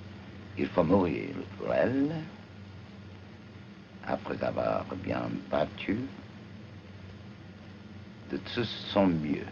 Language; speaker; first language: French; non-native, fluent; Japanese